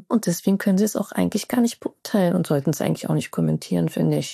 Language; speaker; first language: German; native; German